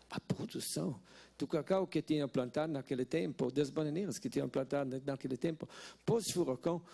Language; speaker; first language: Portuguese; non-native, fluent; Swiss German